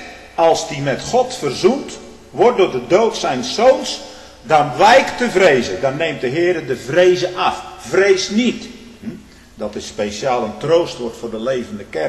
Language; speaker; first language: Dutch; native; Dutch